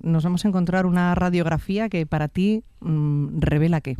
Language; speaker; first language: Spanish; native; Spanish